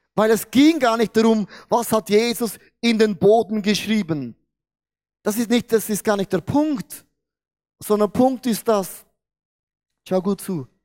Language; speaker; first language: German; non-native, fluent; Portuguese